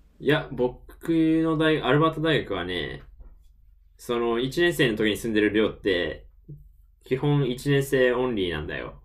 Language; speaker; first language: Japanese; native; Japanese